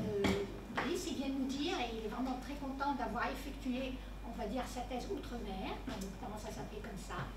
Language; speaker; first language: French; native; French